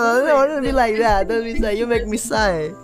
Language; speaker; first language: English; non-native, learner; Indonesian